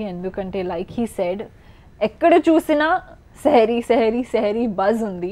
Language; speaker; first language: Telugu; non-native, learner; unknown